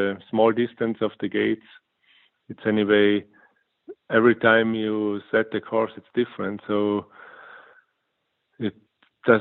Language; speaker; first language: English; non-native, fluent; German